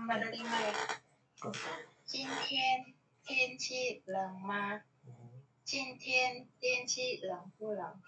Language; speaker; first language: Chinese; non-native, learner; Indonesian